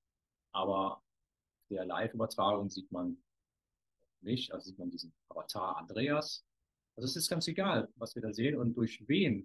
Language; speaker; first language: German; native; German